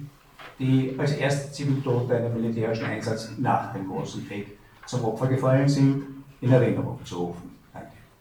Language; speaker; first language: German; native; German